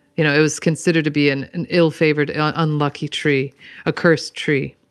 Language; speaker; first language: English; native; English